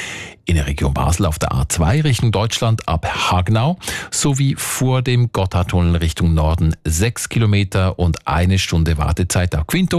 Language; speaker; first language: German; native; German